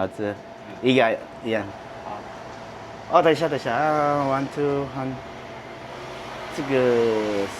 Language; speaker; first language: Chinese; non-native, learner; Filipino